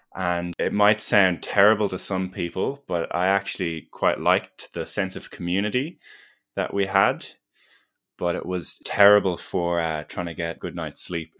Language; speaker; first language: English; native; English